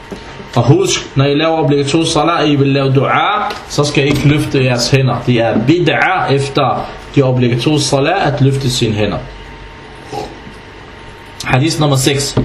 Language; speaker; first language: Danish; non-native, fluent; Arabic